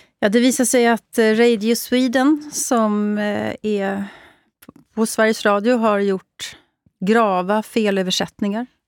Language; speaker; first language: Swedish; native; Swedish